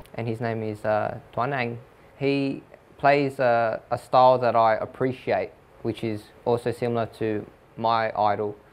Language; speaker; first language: English; native; English